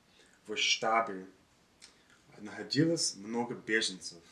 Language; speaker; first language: Russian; non-native, learner; English